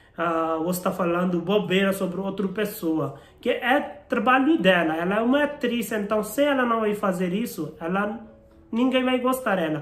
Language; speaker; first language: Portuguese; non-native, learner; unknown